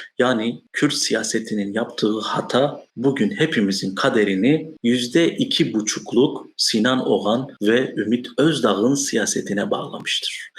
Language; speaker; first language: Turkish; non-native, local second language; Kurdish